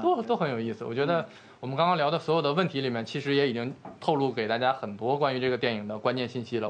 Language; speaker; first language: Chinese; native; Chinese